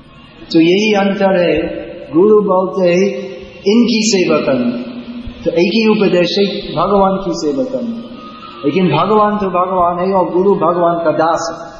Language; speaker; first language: Hindi; non-native, learner; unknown